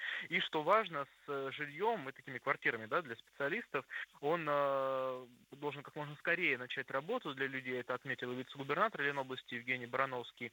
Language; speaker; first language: Russian; native; Russian